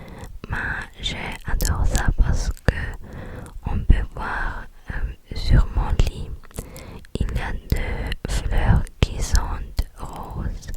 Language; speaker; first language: French; non-native, learner; English